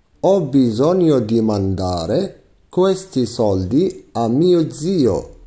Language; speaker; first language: Italian; non-native, fluent; Arabic